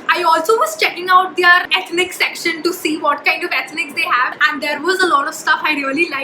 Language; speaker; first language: English; non-native, local second language; Hindi